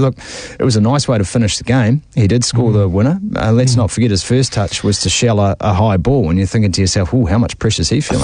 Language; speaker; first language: English; native; English